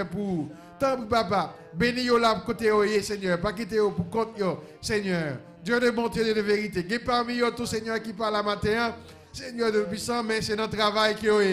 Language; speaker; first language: French; non-native, local second language; Haitian Creole